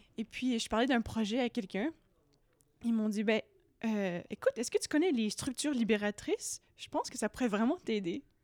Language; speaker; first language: French; native; French